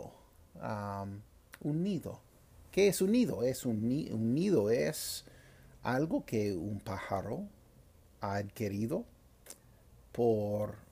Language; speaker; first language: Spanish; non-native, fluent; English